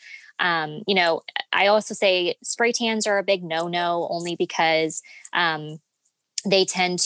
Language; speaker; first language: English; native; English